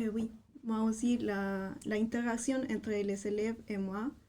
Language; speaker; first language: French; non-native, fluent; Spanish